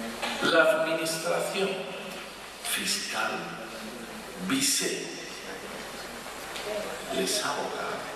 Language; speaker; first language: French; non-native, fluent; Spanish